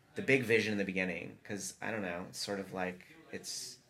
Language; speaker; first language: English; native; English